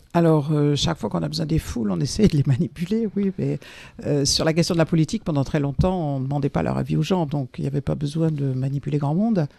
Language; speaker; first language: French; native; French